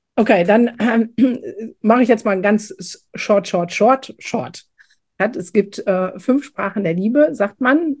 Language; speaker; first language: German; native; German